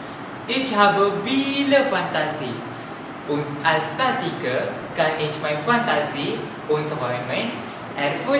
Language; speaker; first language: German; non-native, learner; Malay